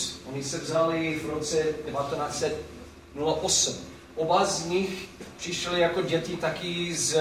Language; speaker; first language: Czech; non-native, fluent; English